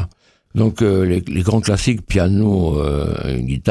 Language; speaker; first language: French; native; French